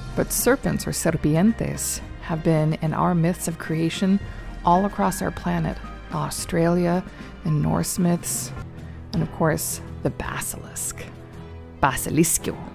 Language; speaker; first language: English; native; English